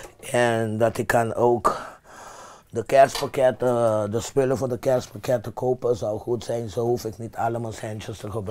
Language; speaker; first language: Dutch; non-native, fluent; Papiamento